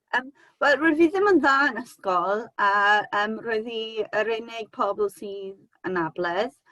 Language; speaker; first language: Welsh; non-native, local second language; English